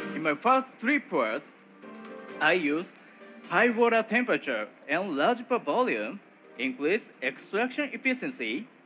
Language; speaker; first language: English; non-native, learner; Japanese